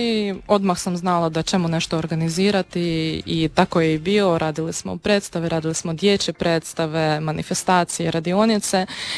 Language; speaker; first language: Croatian; non-native, fluent; Ukrainian